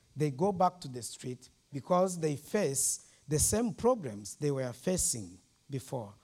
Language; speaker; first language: English; non-native, local second language; Kinyarwanda